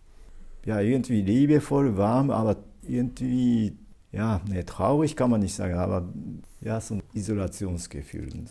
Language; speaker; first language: German; non-native, fluent; Japanese